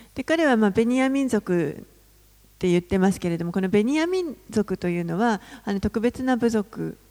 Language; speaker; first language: Japanese; non-native, fluent; English